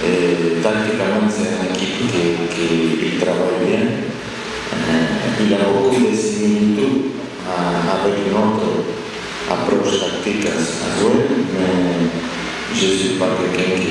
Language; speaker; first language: French; non-native, fluent; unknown